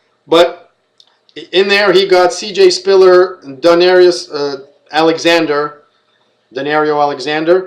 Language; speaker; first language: English; native; English